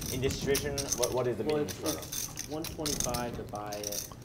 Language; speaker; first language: English; non-native, learner; Japanese